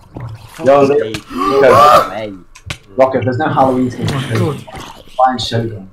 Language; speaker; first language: English; native; English